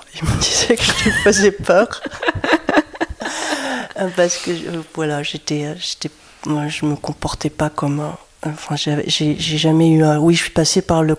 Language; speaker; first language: French; native; French